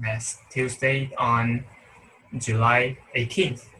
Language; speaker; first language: English; non-native, learner; Chinese